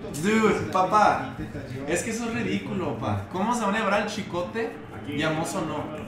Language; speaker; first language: Spanish; early bilingual, heritage; Spanish